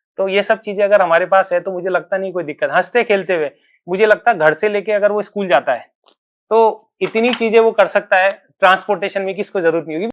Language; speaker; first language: Hindi; native; Hindi